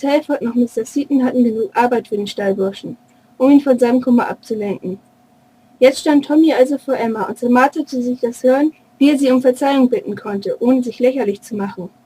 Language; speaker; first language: German; native; German